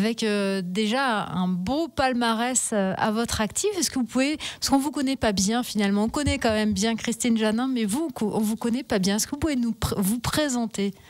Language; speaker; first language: French; native; French